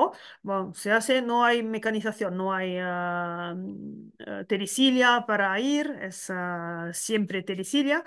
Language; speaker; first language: Spanish; non-native, learner; French